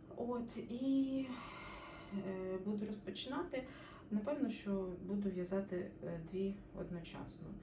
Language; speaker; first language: Ukrainian; non-native, local second language; Russian